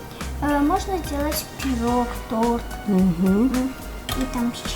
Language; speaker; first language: Russian; non-native, local second language; Tajik